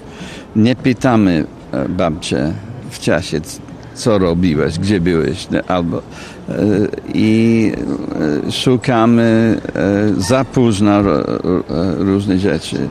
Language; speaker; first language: Polish; non-native, fluent; English